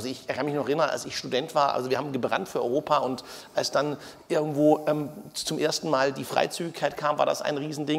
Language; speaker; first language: German; native; German